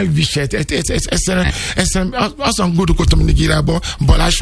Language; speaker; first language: Hungarian; non-native, fluent; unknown